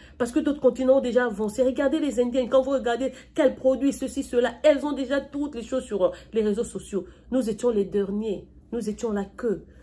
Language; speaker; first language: French; non-native, local second language; Lingala